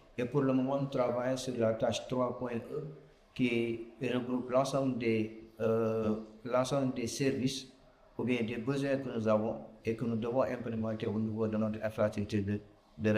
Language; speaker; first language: French; non-native, local second language; Wolof